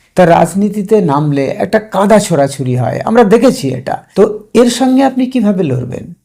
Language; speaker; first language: Bangla; native; Bangla